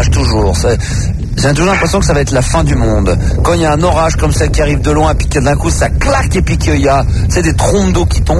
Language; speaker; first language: French; native; French